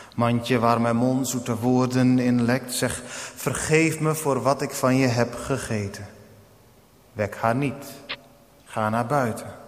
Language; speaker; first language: Dutch; non-native, local second language; Western Frisian